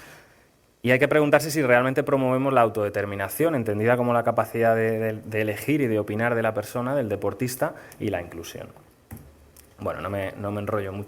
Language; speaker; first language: Spanish; native; Spanish